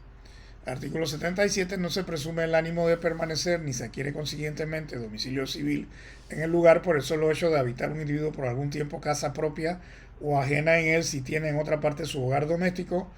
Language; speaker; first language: Spanish; native; Spanish